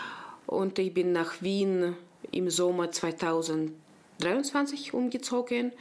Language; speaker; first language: German; non-native, local second language; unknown